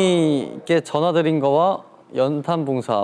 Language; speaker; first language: Korean; native; Korean